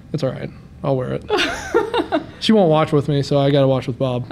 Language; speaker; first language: English; native; English